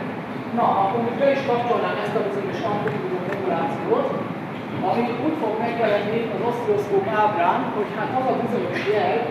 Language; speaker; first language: Hungarian; native; Hungarian